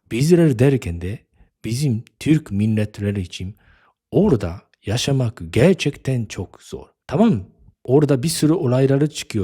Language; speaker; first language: Turkish; non-native, fluent; Japanese